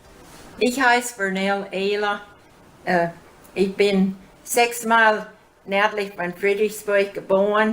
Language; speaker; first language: German; early bilingual, heritage; German